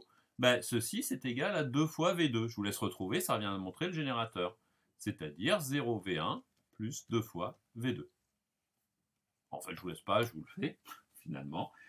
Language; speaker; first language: French; native; French